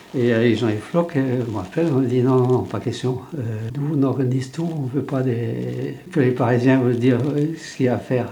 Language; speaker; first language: French; non-native, local second language; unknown